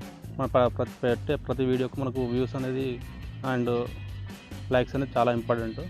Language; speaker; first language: Telugu; native; Telugu